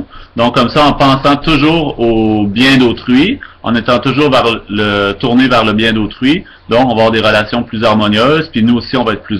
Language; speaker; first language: French; native; French